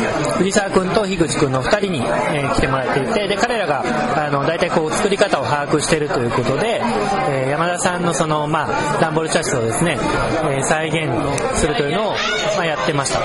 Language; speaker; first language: Japanese; native; Japanese